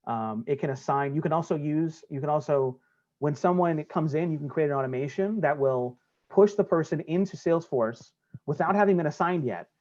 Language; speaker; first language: English; native; English